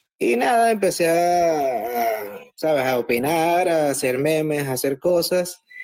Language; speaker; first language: Spanish; native; Spanish